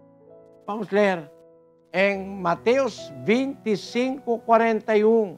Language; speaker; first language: Portuguese; non-native, fluent; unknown